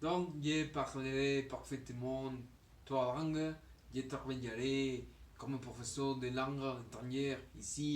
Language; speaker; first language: French; non-native, learner; Spanish